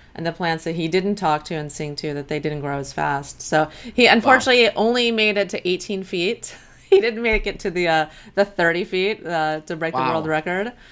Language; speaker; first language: English; native; English